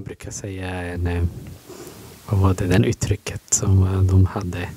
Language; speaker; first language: Swedish; non-native, learner; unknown